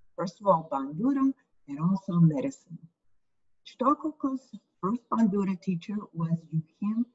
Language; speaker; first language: English; early bilingual, other home language; Ukrainian